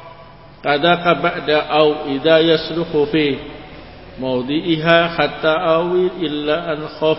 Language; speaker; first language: Arabic; non-native, learner; Indonesian